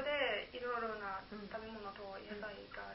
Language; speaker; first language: Japanese; non-native, learner; German